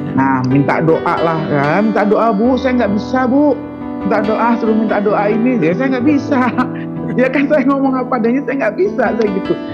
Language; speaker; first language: Indonesian; non-native, local second language; Sundanese